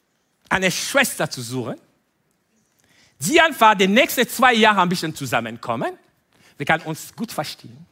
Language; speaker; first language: German; non-native, fluent; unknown